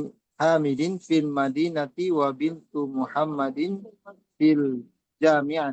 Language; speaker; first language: Arabic; non-native, learner; Indonesian